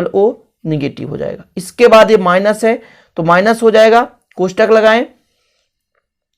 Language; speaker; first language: Hindi; native; Hindi